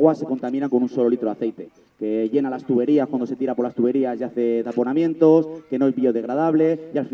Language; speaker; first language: Spanish; native; Spanish